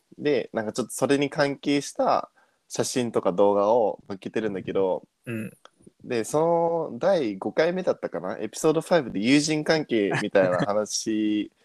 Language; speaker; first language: Japanese; early bilingual, heritage; Japanese